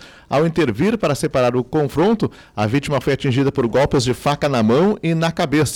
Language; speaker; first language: Portuguese; native; Portuguese